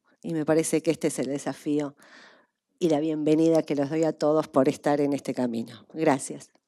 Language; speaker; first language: Spanish; native; Spanish